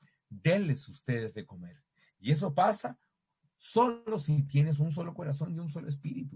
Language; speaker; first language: Spanish; native; Spanish